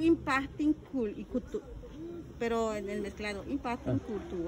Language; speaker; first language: Spanish; non-native, local second language; Yucateco